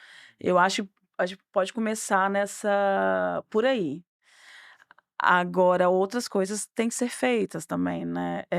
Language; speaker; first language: Portuguese; native; Portuguese